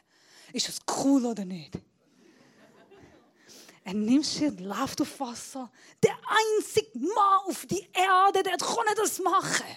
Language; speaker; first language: German; non-native, fluent; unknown